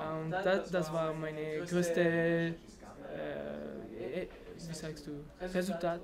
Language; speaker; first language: German; non-native, learner; French